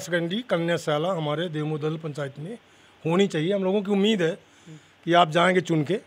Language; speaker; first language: Hindi; native; Hindi